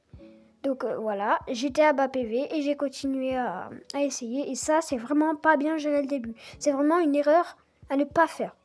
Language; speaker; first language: French; native; French